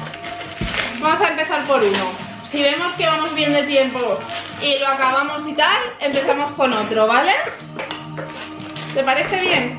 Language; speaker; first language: Spanish; native; Spanish